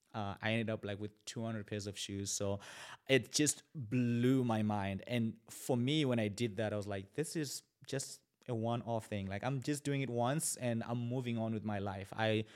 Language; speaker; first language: English; non-native, local second language; Shona